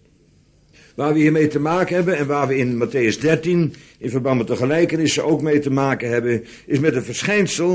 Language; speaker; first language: Dutch; native; Dutch